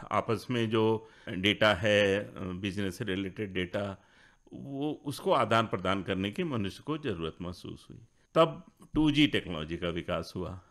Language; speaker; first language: Hindi; native; Hindi